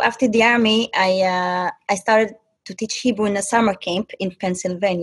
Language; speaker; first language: English; non-native, fluent; Hebrew